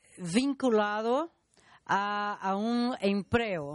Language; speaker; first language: Spanish; non-native, learner; Portuguese